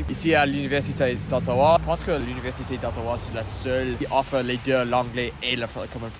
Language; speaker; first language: French; non-native, local second language; English